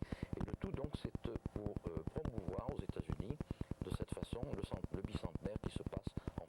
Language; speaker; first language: French; native; French